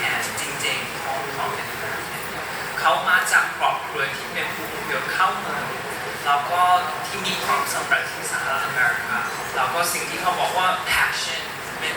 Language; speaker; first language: Thai; non-native, fluent; English